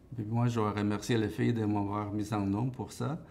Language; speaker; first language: French; non-native, fluent; Spanish